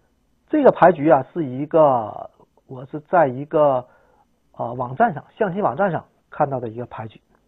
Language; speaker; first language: Chinese; native; Chinese